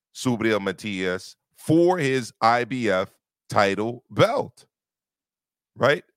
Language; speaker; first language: English; native; English